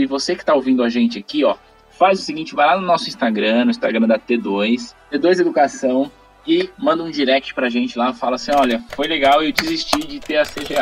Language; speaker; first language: Portuguese; native; Portuguese